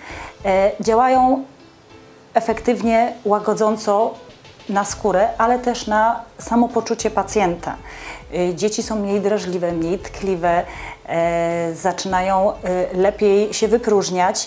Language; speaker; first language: Polish; native; Polish